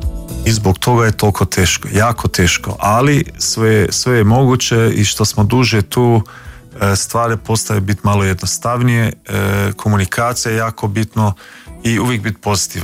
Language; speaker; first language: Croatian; early bilingual, heritage; Croatian